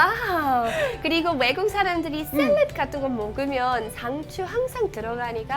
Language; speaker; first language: Korean; non-native, fluent; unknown